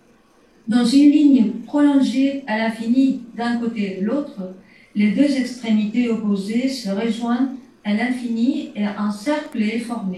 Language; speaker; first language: French; native; French